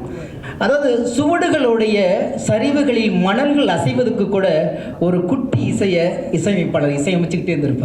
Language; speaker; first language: Tamil; native; Tamil